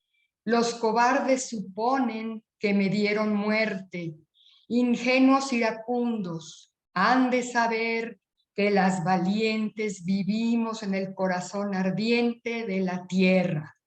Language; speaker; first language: Spanish; native; Spanish